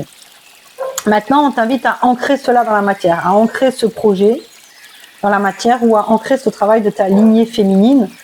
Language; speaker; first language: French; native; French